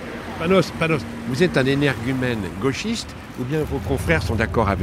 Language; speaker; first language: French; native; French